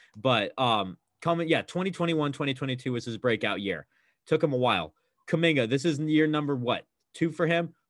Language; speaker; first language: English; native; English